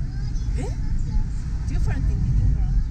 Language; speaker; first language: English; non-native, learner; Japanese